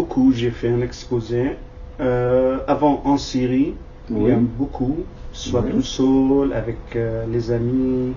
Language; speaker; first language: French; non-native, learner; Kurdish